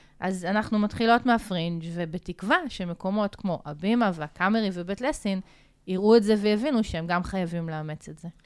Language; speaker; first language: Hebrew; native; Hebrew